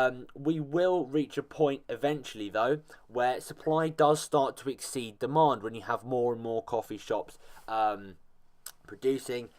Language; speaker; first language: English; native; English